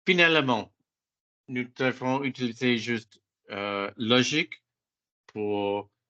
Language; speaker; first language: French; non-native, fluent; English